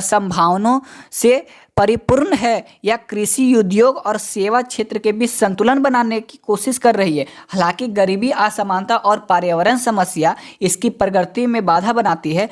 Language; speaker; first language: Hindi; native; Hindi